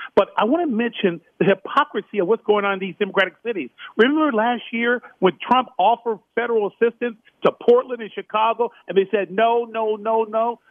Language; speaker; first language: English; native; English